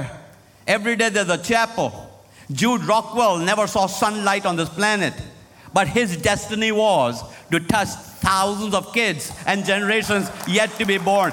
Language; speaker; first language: English; non-native, local second language; Hindi